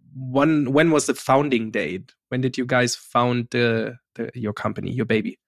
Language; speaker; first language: English; non-native, fluent; German